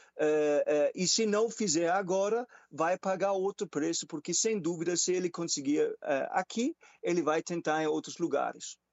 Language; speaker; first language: Portuguese; non-native, fluent; German